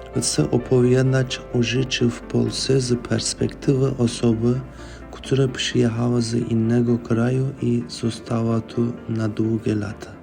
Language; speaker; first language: Polish; non-native, fluent; Turkish